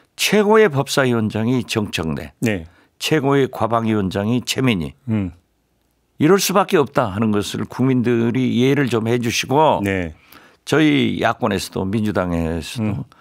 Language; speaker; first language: Korean; native; Korean